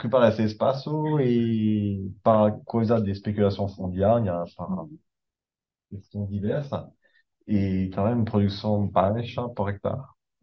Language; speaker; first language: French; native; French